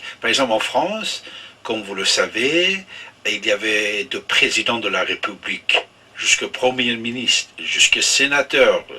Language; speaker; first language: French; non-native, fluent; Persian